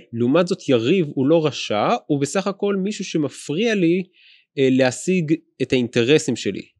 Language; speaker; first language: Hebrew; native; Hebrew